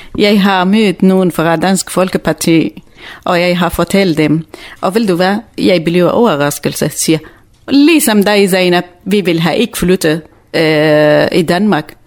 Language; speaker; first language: Danish; non-native, learner; Kurdish